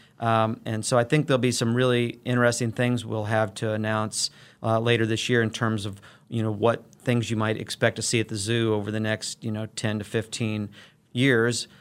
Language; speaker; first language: English; native; English